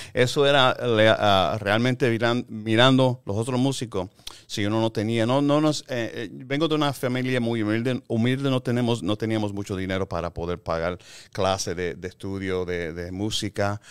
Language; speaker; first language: Spanish; early bilingual, heritage; Spanish